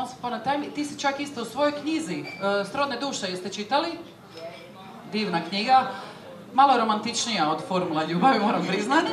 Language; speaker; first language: Croatian; native; Croatian